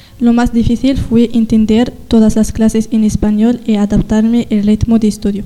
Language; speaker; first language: Spanish; non-native, learner; Riffian